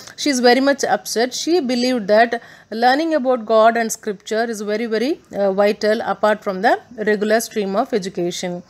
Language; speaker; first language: English; non-native, local second language; Tamil